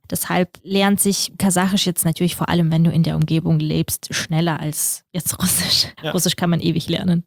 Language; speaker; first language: German; early bilingual, other home language; Russian